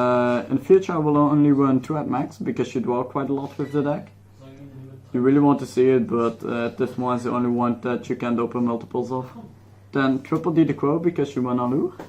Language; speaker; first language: English; non-native, fluent; Dutch